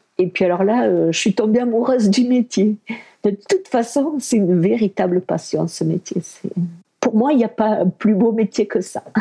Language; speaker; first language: French; early bilingual, other home language; Spanish